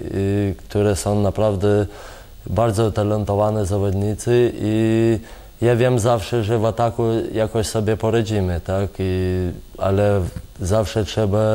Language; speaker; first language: Polish; non-native, fluent; Lithuanian